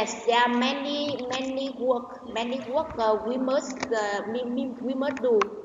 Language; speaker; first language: English; non-native, learner; Vietnamese